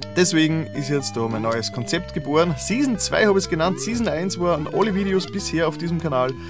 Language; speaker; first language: German; native; German